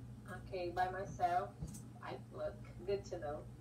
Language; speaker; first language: English; non-native, learner; Portuguese